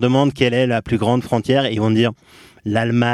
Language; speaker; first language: French; native; French